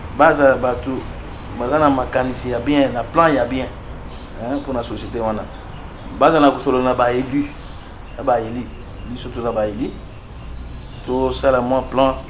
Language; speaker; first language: Lingala; non-native, local second language; Luba-Lulua